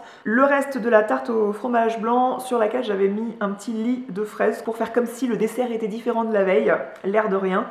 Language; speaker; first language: French; native; French